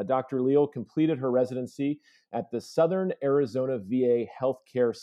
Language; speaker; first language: English; native; English